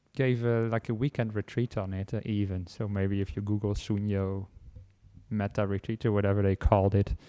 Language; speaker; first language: English; non-native, fluent; Dutch